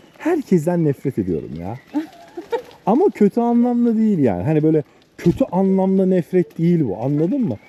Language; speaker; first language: Turkish; native; Turkish